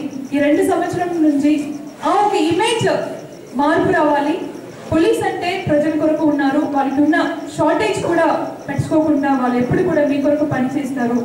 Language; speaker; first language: Telugu; native; Telugu